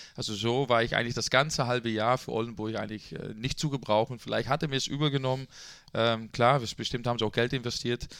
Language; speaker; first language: German; non-native, fluent; Dutch